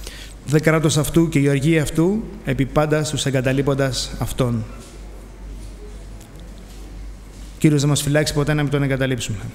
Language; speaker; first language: Greek; native; Greek